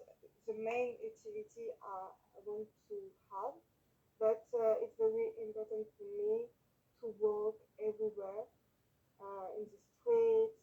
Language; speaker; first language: English; non-native, learner; French